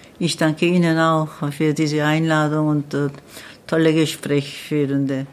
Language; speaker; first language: German; non-native, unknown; Korean